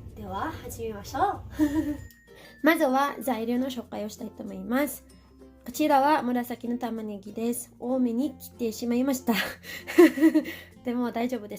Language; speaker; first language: Japanese; non-native, fluent; Filipino